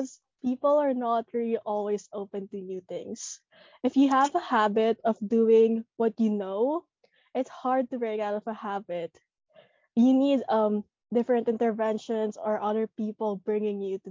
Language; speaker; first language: English; non-native, local second language; Filipino